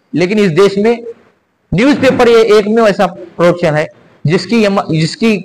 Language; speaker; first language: Hindi; non-native, local second language; Marathi